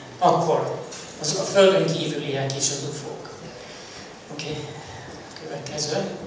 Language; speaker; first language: Hungarian; early bilingual, heritage; Hungarian